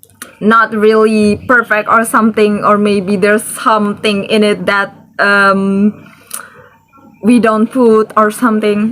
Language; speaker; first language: English; non-native, learner; Indonesian